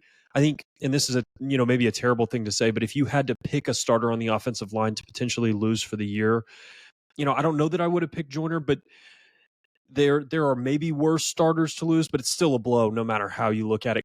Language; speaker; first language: English; native; English